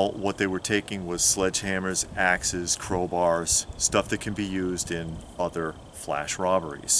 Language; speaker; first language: English; native; English